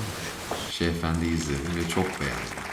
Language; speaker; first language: Turkish; native; Turkish